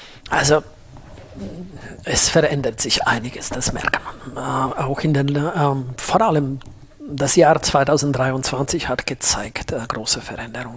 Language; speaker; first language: German; non-native, fluent; Slovak